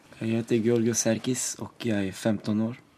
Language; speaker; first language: Swedish; early bilingual, other home language; Arabic